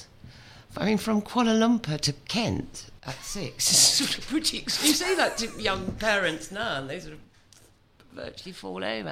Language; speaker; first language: English; native; English